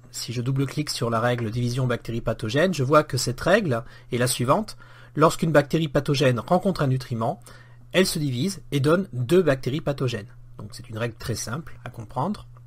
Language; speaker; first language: French; native; French